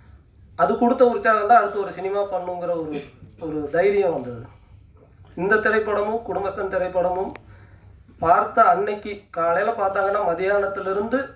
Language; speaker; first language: Tamil; native; Tamil